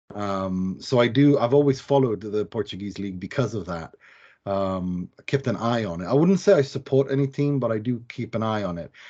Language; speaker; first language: English; non-native, fluent; Swedish